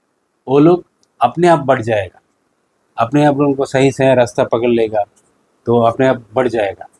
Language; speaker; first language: Hindi; non-native, local second language; Bangla